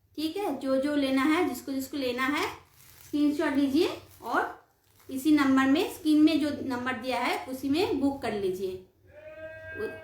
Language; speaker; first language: Hindi; non-native, local second language; Bangla